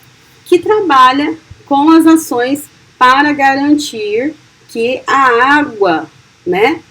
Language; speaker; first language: Portuguese; native; Portuguese